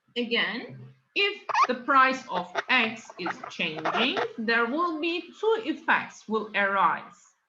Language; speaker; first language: English; non-native, fluent; Turkish